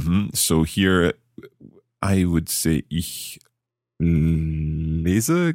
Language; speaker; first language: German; non-native, learner; English